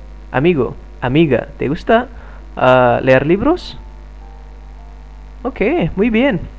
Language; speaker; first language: Spanish; non-native, fluent; Indonesian